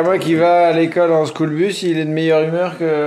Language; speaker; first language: French; native; French